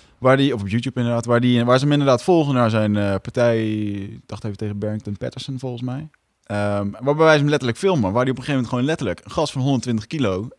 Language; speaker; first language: Dutch; native; Dutch